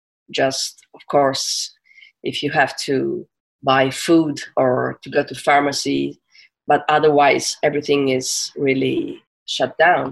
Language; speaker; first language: English; non-native, fluent; Italian